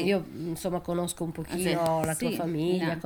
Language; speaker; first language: Italian; native; Italian